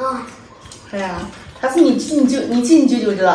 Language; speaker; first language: Chinese; native; Chinese